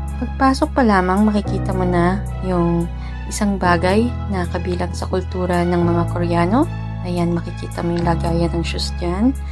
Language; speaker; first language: Filipino; native; Filipino